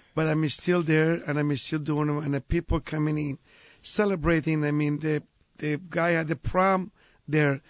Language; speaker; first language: English; non-native, fluent; Italian